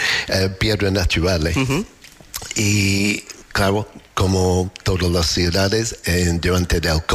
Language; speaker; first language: Spanish; non-native, learner; English